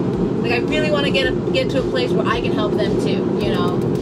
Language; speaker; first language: English; native; English